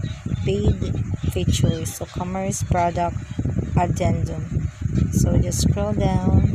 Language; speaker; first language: English; non-native, local second language; Filipino